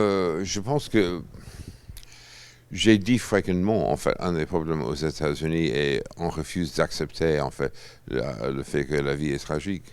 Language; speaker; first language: French; non-native, fluent; English